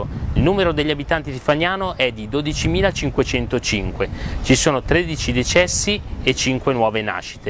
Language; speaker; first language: Italian; native; Italian